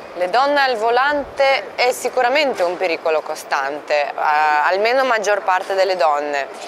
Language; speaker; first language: Italian; non-native, fluent; Russian